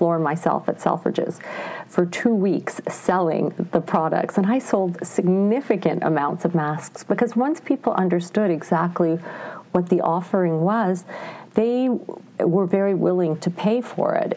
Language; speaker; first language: English; native; English